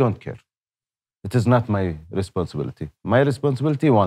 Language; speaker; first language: English; non-native, learner; Arabic